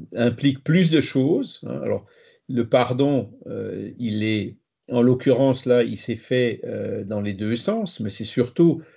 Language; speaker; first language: French; native; French